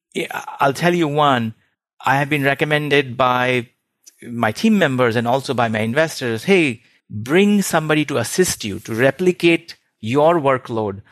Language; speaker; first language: English; non-native, local second language; Hindi